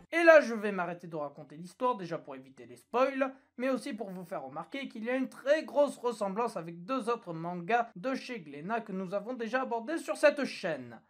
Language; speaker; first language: French; native; French